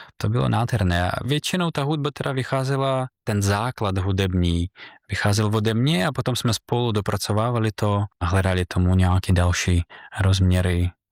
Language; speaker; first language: Czech; non-native, fluent; Russian